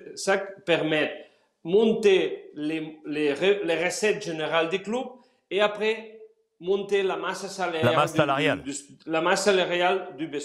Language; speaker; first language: French; non-native, fluent; Spanish